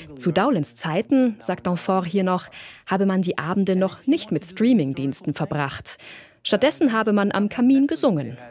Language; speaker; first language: German; native; German